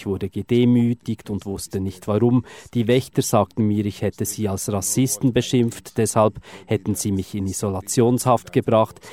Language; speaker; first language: German; native; German